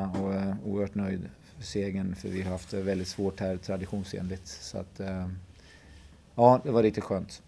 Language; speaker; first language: Swedish; native; Swedish